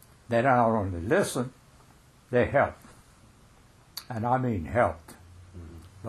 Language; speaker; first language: English; early bilingual, other home language; French